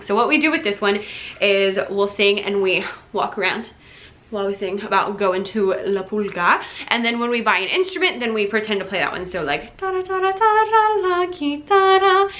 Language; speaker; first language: English; native; English